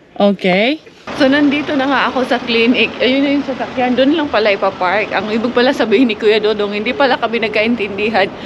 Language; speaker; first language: Filipino; non-native, local second language; Cebuano